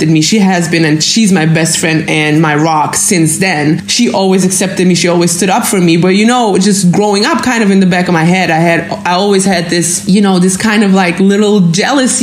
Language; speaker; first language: English; non-native, fluent; German